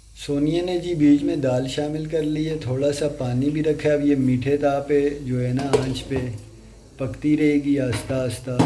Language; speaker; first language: Urdu; non-native, local second language; Punjabi